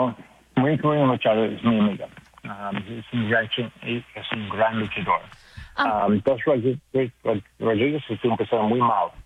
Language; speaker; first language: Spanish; non-native, learner; English